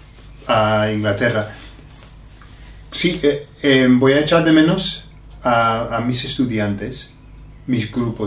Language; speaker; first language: Spanish; non-native, fluent; English